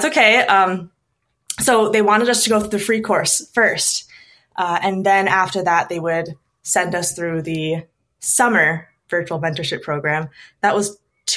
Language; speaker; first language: English; native; English